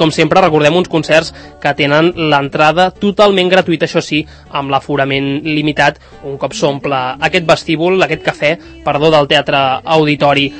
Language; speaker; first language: Catalan; native; Catalan